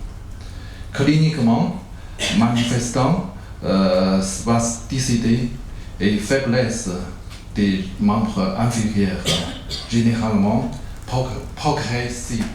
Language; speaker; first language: French; non-native, learner; Chinese